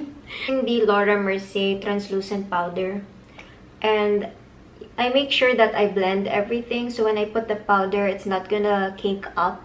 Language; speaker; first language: English; non-native, local second language; Filipino